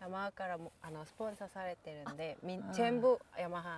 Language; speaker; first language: Japanese; non-native, learner; Korean